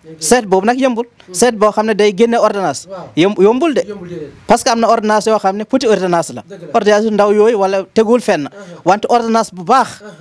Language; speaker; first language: Wolof; non-native, local second language; Fula